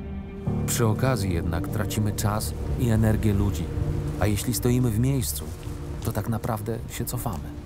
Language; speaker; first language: Polish; native; Polish